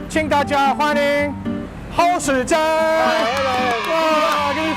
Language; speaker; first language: Chinese; non-native, fluent; English